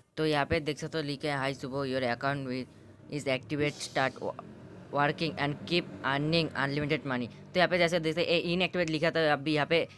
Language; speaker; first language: Hindi; non-native, local second language; Bangla